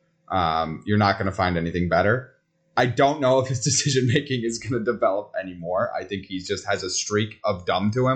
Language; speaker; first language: English; native; English